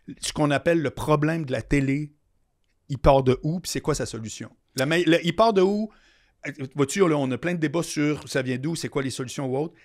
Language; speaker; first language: French; native; French